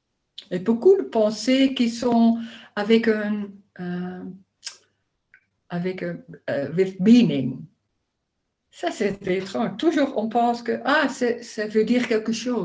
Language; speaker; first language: French; non-native, learner; Dutch